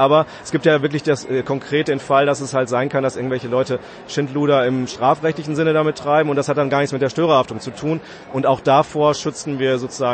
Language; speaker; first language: German; native; German